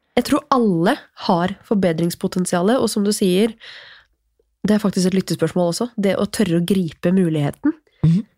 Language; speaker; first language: Norwegian; native; Norwegian